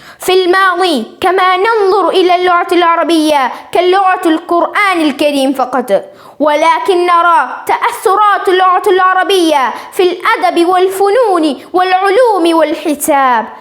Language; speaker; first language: Arabic; non-native, learner; Malayalam